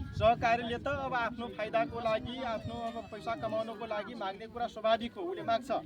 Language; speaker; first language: Nepali; non-native, local second language; Dangaura Tharu